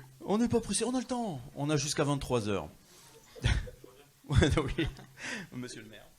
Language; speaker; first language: French; native; French